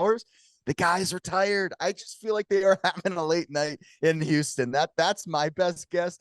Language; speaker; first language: English; native; English